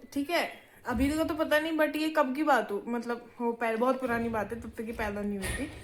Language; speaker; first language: Hindi; native; Hindi